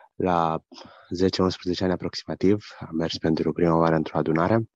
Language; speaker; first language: Romanian; early bilingual, heritage; German